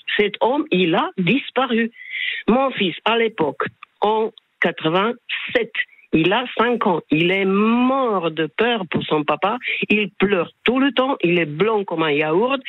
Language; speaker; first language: French; non-native, fluent; Slovak